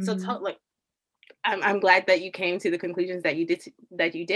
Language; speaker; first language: English; native; English